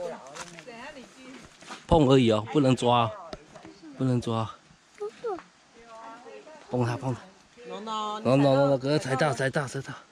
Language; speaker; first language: Chinese; native; Chinese